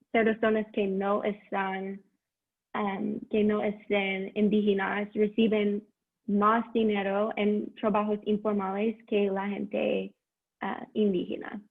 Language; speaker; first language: Spanish; non-native, learner; English